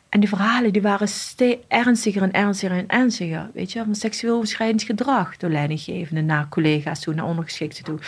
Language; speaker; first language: Dutch; early bilingual, other home language; Arabic